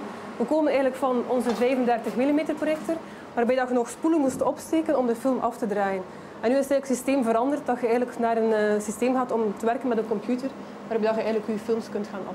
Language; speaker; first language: Dutch; native; Dutch